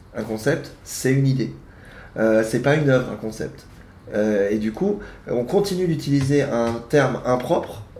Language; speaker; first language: French; native; French